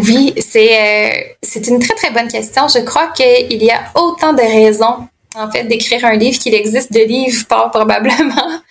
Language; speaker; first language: French; native; French